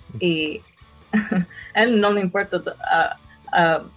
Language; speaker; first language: Spanish; early bilingual, heritage; Spanish